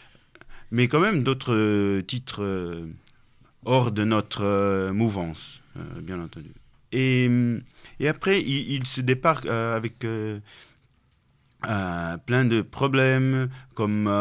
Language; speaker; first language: French; non-native, fluent; Portuguese